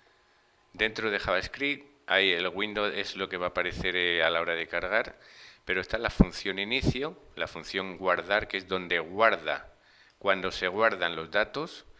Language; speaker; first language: Spanish; native; Spanish